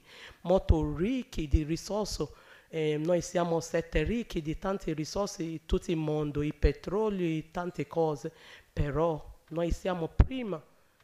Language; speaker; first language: Italian; non-native, learner; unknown